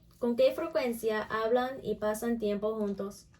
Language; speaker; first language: Spanish; non-native, learner; English